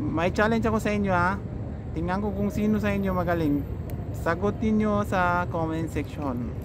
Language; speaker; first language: Filipino; non-native, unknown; Persian